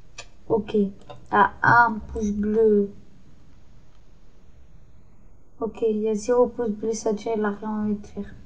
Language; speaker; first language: French; native; French